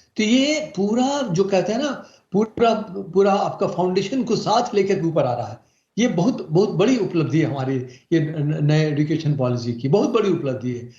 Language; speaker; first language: Hindi; native; Hindi